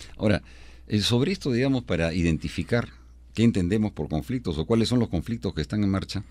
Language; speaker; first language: Spanish; native; Spanish